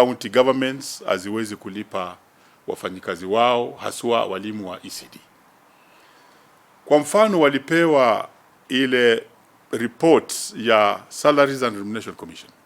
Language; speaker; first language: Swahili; non-native, local second language; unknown